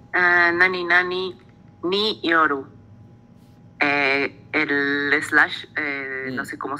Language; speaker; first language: Japanese; non-native, learner; Spanish